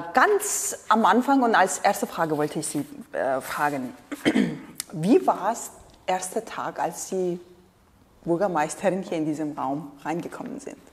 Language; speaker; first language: German; non-native, fluent; Georgian